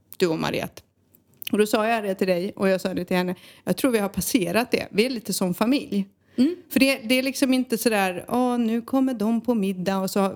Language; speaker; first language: Swedish; native; Swedish